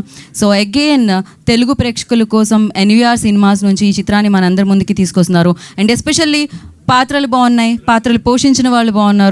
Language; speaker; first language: Telugu; native; Telugu